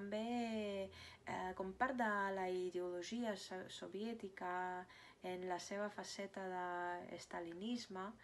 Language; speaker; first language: Catalan; non-native, fluent; Russian